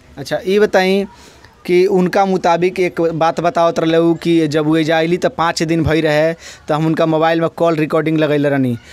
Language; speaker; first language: Hindi; native; Hindi